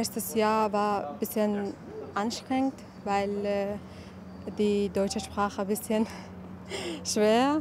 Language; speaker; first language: German; non-native, learner; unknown